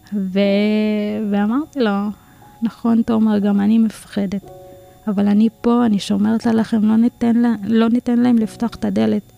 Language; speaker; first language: Hebrew; non-native, fluent; Filipino